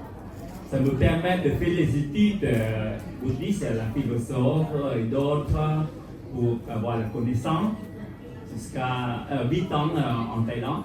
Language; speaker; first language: French; non-native, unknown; Khmer